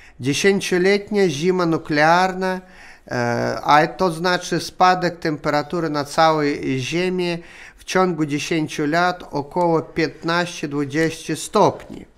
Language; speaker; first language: Polish; non-native, learner; Russian